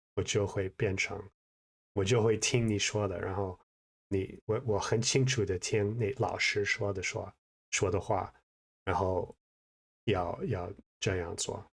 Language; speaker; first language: Chinese; non-native, fluent; English